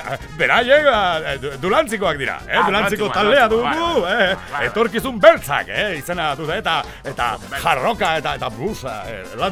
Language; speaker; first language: Basque; native; Basque